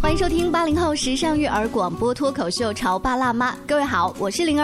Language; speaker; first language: Chinese; native; Chinese